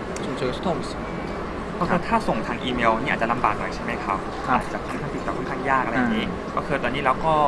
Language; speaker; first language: Thai; non-native, fluent; Korean